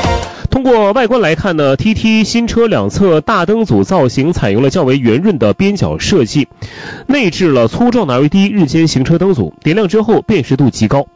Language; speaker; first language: Chinese; native; Chinese